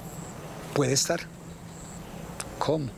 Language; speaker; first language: Spanish; native; Spanish